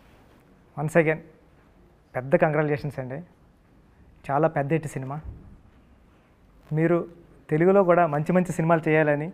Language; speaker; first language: Telugu; native; Telugu